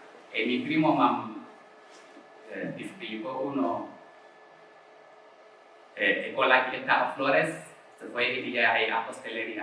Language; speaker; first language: Spanish; non-native, learner; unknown